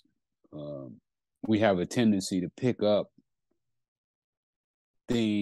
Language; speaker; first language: English; native; English